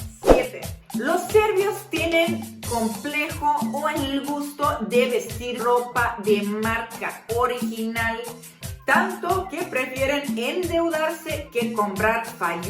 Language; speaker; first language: Spanish; non-native, fluent; Serbian